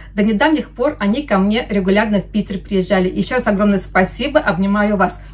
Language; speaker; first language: Russian; non-native, local second language; Lithuanian